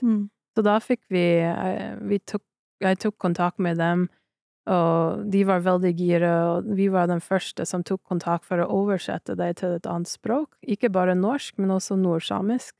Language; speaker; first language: Norwegian; non-native, fluent; English